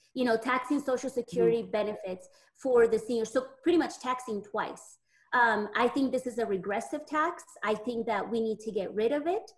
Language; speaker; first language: English; native; English